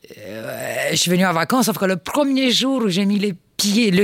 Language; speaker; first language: French; non-native, fluent; Romanian